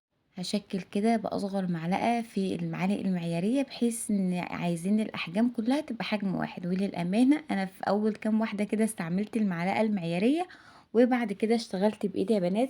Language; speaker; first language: Arabic; native; Arabic